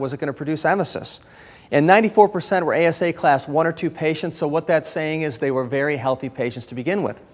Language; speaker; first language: English; native; English